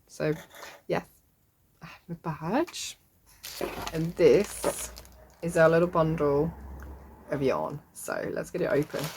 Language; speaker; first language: English; native; English